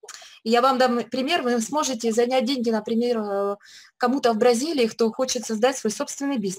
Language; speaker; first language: Russian; native; Russian